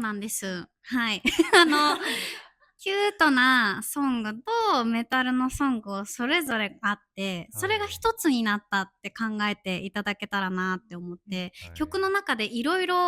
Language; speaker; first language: Japanese; native; Japanese